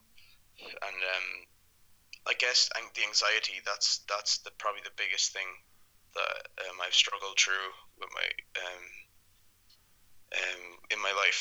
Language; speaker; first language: English; native; English